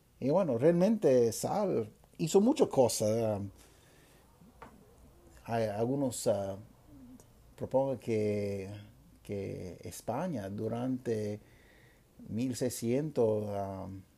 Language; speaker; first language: Spanish; non-native, fluent; English